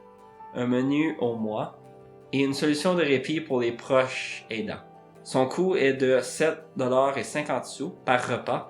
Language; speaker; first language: French; native; French